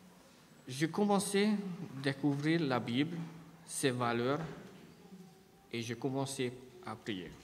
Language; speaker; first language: French; non-native, fluent; Hungarian